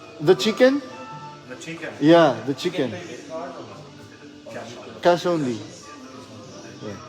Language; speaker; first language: English; non-native, learner; Filipino